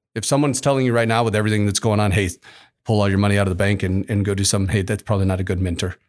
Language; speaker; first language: English; native; English